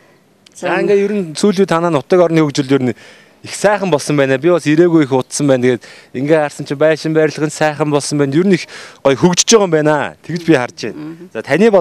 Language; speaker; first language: Mongolian; native; Mongolian